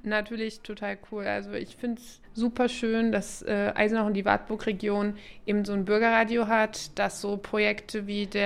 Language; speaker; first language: German; native; German